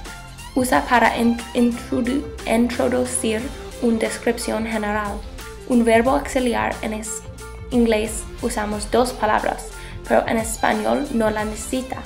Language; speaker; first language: Spanish; non-native, learner; English